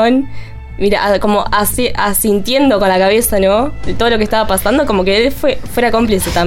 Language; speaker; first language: Spanish; native; Spanish